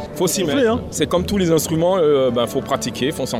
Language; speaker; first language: French; native; French